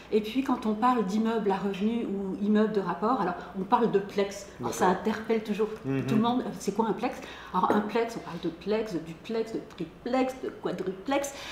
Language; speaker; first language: French; native; French